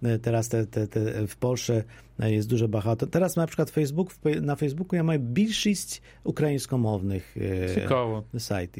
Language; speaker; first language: Polish; non-native, local second language; Ukrainian